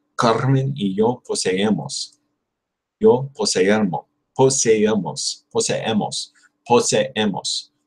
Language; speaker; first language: Spanish; non-native, learner; English